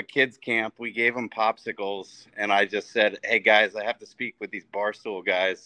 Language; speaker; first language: English; native; English